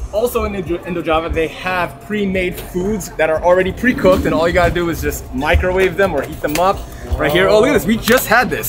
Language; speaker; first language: English; early bilingual, other home language; Indonesian